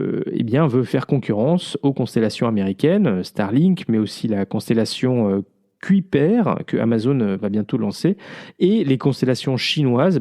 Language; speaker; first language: French; native; French